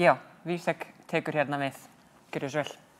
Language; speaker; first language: Icelandic; native; Icelandic